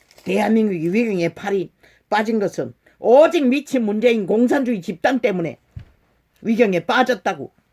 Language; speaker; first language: Korean; native; Korean